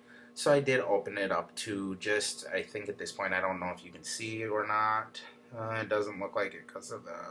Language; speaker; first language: English; native; English